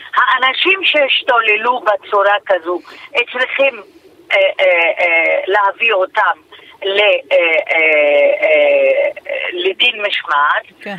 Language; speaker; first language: Hebrew; non-native, local second language; Arabic